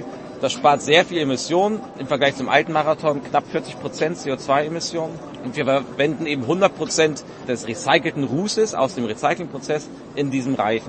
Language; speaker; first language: German; native; German